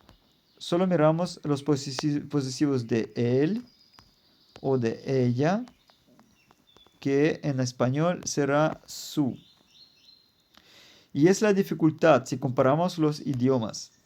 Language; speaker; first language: Spanish; non-native, fluent; German